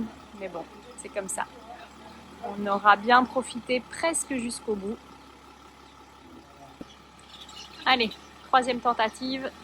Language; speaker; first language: French; native; French